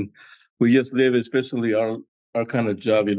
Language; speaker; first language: English; non-native, fluent; Spanish